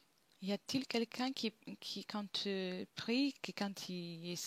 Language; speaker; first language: French; non-native, fluent; Italian